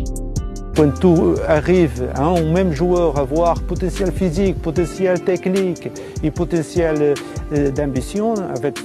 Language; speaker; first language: French; non-native, learner; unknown